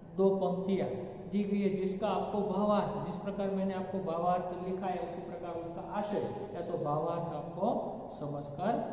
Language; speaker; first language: Hindi; non-native, local second language; Gujarati